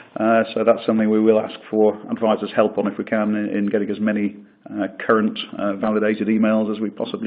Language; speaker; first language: English; native; English